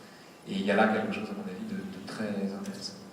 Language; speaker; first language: French; native; French